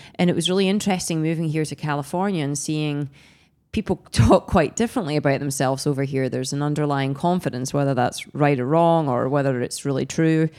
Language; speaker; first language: English; native; English